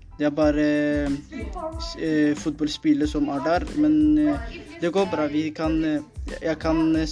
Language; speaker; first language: Norwegian; non-native, learner; Spanish